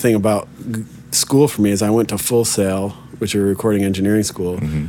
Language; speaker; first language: English; native; English